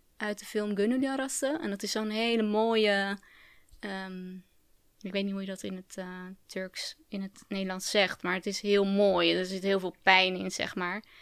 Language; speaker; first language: Dutch; early bilingual, other home language; Turkish